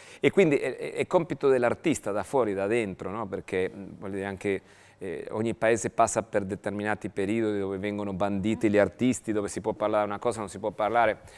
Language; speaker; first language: Italian; non-native, fluent; Spanish